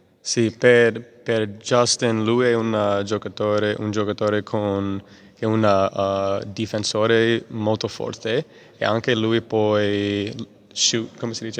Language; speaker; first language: Italian; non-native, learner; English